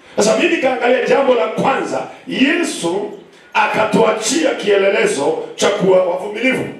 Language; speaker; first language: Swahili; non-native, local second language; Kamba